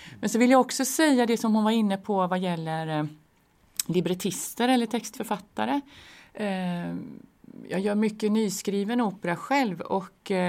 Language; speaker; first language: Swedish; native; Swedish